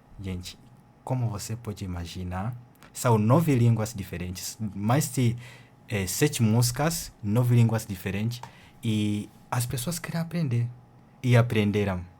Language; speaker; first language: Portuguese; non-native, fluent; Ganda